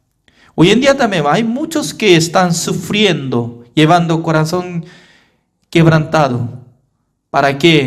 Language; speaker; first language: Spanish; non-native, fluent; Korean